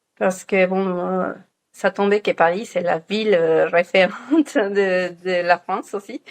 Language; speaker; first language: French; non-native, fluent; Spanish